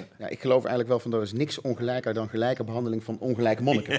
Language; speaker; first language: Dutch; native; Dutch